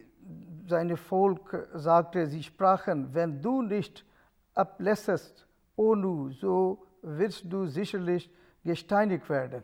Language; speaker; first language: German; non-native, learner; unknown